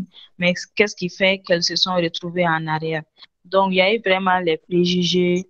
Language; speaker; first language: French; non-native, fluent; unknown